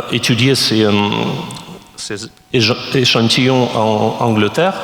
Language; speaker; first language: French; non-native, fluent; Russian